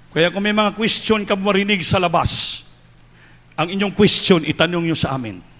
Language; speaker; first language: Filipino; non-native, local second language; Cebuano